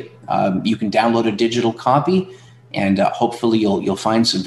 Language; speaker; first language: English; native; English